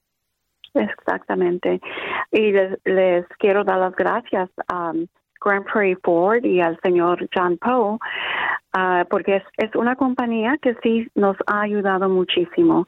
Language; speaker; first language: Spanish; early bilingual, other home language; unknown